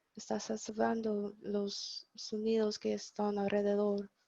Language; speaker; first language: Spanish; non-native, fluent; English